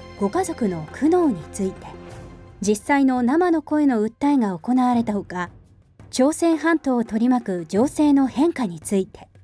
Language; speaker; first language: Japanese; native; Japanese